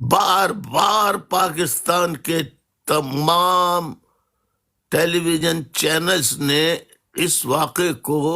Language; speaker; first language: Urdu; native; Urdu